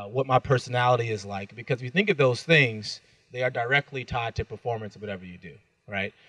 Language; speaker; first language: English; native; English